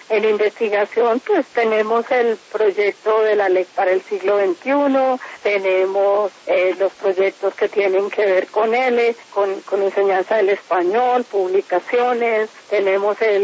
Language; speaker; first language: Spanish; native; Spanish